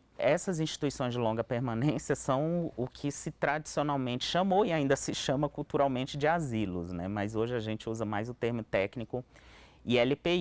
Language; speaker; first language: Portuguese; native; Portuguese